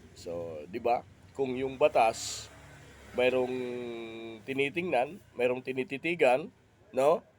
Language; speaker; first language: Filipino; native; Filipino